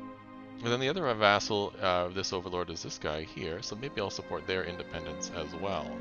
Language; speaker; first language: English; native; English